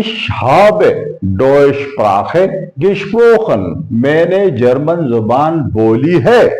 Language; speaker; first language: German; non-native, fluent; Urdu